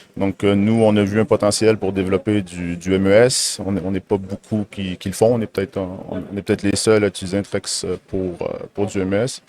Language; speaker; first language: French; native; French